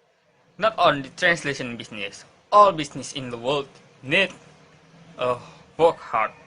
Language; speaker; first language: English; non-native, learner; Indonesian